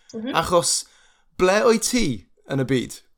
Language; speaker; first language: Welsh; non-native, learner; English